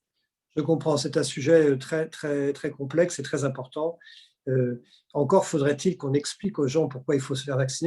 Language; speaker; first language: French; native; French